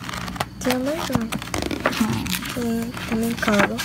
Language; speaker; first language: Portuguese; early bilingual, heritage; Portuguese